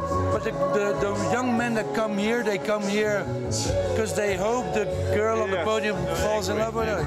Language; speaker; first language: English; non-native, fluent; Dutch